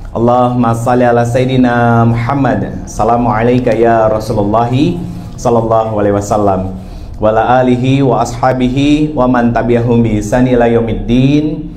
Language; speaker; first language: Indonesian; native; Indonesian